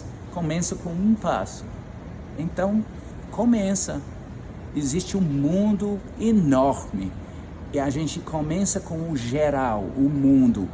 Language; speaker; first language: Portuguese; non-native, fluent; English